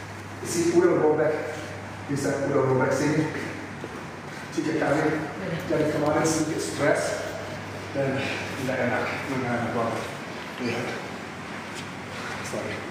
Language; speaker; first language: Indonesian; non-native, fluent; English